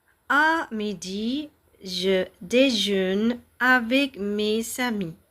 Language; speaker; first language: French; non-native, fluent; Tamil